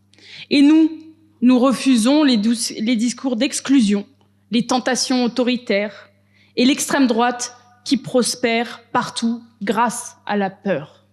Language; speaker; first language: French; native; French